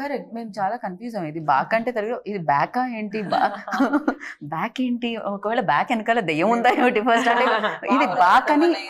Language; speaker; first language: Telugu; native; Telugu